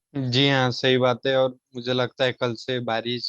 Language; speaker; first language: Hindi; native; Hindi